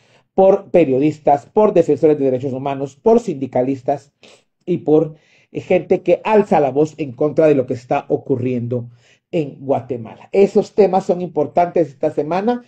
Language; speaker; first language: Spanish; native; Spanish